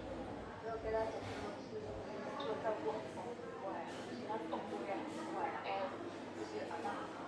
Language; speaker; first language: Chinese; native; Chinese